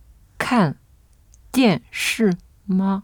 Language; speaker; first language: Chinese; non-native, learner; French